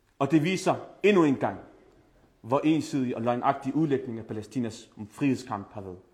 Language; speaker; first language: Danish; early bilingual, other home language; Arabic